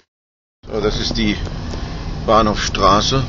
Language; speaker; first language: German; non-native, fluent; Arabic